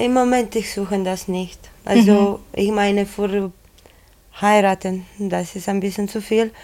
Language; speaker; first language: German; non-native, learner; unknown